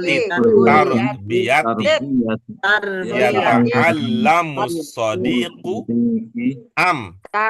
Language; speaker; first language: Arabic; non-native, fluent; Indonesian